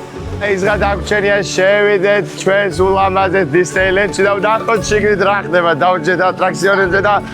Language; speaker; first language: Georgian; native; Georgian